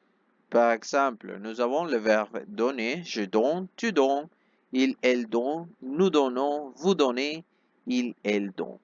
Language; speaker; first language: French; non-native, fluent; Spanish